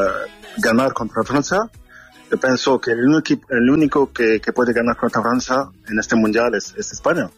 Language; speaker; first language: Spanish; non-native, fluent; French